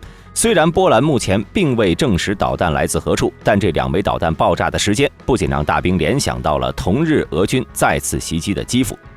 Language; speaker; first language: Chinese; native; Chinese